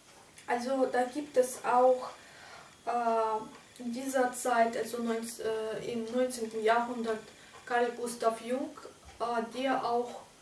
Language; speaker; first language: German; non-native, fluent; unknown